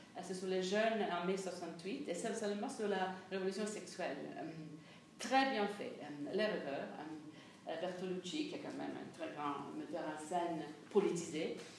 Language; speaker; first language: French; non-native, fluent; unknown